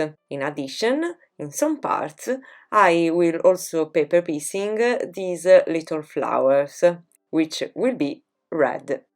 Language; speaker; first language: English; non-native, fluent; Italian